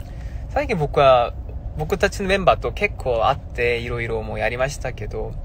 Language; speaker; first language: Japanese; non-native, fluent; Korean